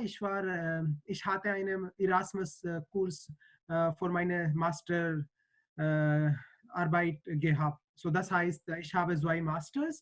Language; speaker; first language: German; non-native, learner; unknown